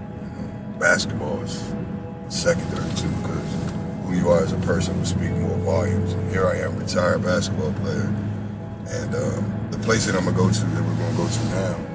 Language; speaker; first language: English; native; English